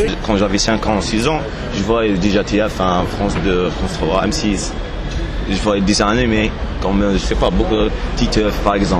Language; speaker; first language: French; non-native, local second language; Arabic